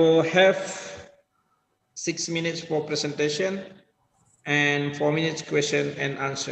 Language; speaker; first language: English; non-native, learner; Indonesian